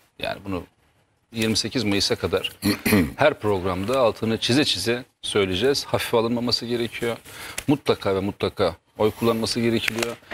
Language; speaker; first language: Turkish; native; Turkish